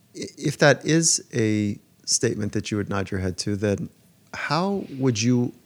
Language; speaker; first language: English; native; English